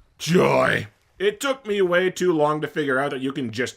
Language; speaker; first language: English; native; English